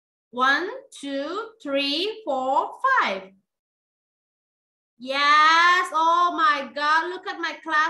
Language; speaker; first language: English; non-native, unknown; Vietnamese